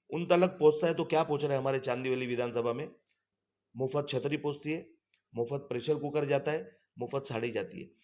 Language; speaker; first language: Hindi; non-native, local second language; Gujarati